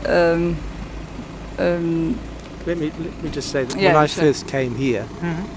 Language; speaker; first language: English; non-native, learner; Polish